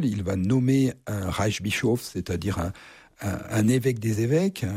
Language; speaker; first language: French; native; French